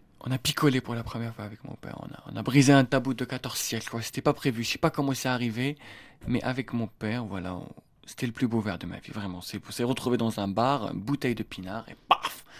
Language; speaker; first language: French; non-native, local second language; Arabic